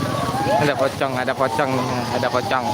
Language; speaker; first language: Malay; non-native, local second language; Achinese